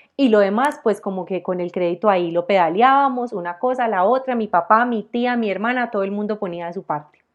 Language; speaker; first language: Spanish; native; Spanish